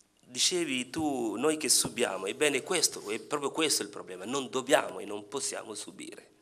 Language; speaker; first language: Italian; non-native, fluent; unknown